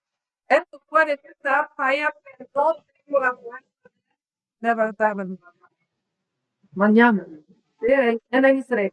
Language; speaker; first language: Spanish; non-native, learner; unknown